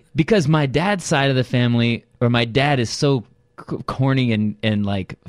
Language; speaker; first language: English; early bilingual, other home language; Russian